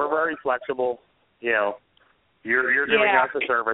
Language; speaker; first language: English; native; English